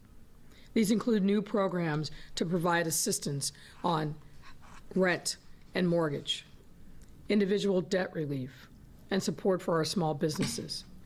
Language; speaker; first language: English; native; English